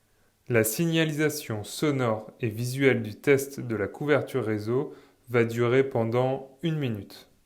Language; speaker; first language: French; native; French